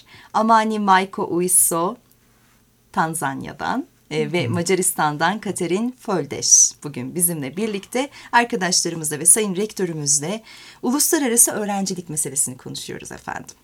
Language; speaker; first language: Turkish; native; Turkish